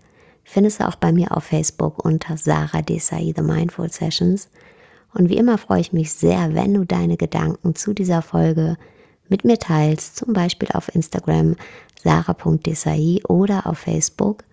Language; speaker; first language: German; native; German